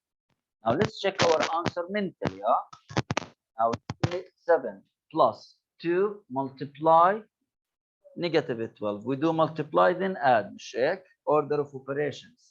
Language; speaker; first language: English; non-native, local second language; Arabic